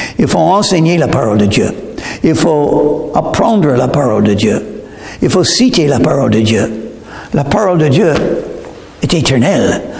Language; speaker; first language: French; non-native, fluent; English